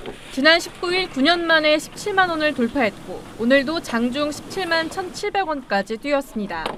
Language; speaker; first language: Korean; native; Korean